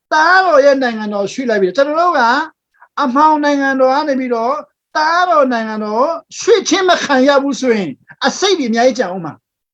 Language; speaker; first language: Burmese; non-native, local second language; Hakha Chin